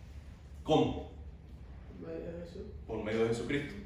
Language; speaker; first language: Spanish; native; Spanish